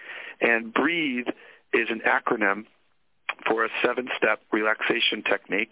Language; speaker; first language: English; native; English